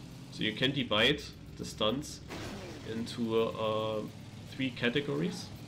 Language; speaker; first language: English; non-native, fluent; German